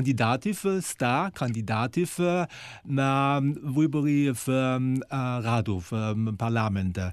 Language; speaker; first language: Ukrainian; non-native, fluent; German